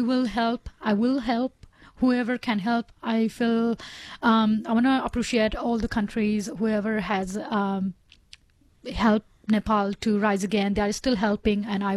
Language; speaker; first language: English; non-native, local second language; Nepali